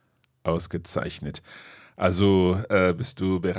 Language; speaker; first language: German; non-native, learner; English